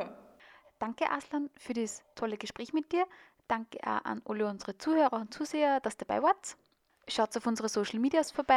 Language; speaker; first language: German; native; German